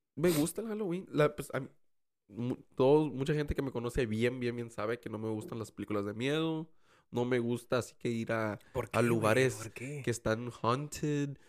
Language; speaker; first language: Spanish; early bilingual, heritage; Spanish